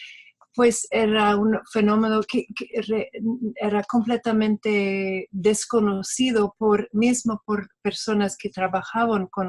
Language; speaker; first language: Spanish; non-native, fluent; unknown